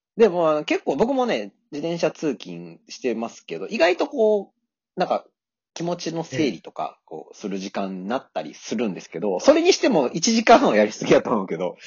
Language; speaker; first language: Japanese; native; Japanese